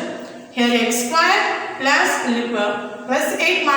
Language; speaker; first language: English; non-native, local second language; Kannada